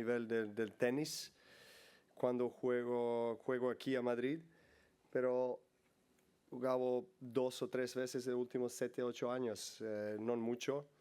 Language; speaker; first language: Spanish; non-native, learner; Serbian